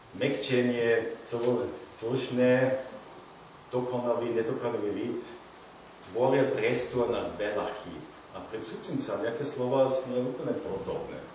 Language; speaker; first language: Slovak; non-native, learner; German